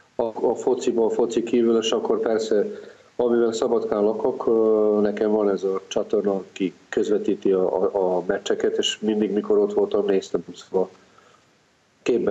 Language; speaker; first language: Hungarian; non-native, fluent; Serbian